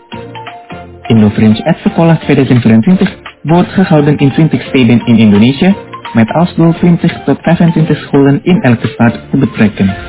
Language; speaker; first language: Dutch; non-native, fluent; Indonesian